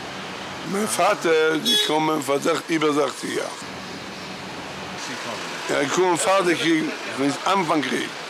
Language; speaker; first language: German; non-native, learner; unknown